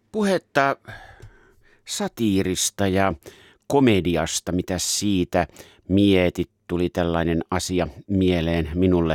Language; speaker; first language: Finnish; native; Finnish